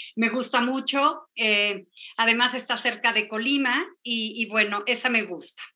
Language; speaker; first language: Spanish; native; Spanish